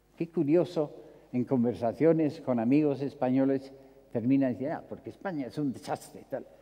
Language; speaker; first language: Spanish; non-native, fluent; English